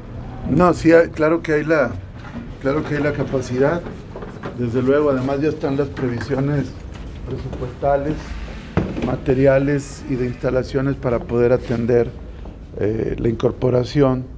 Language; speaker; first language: Spanish; native; Spanish